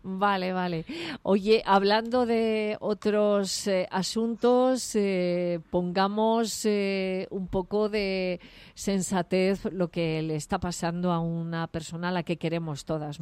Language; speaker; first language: Spanish; native; Spanish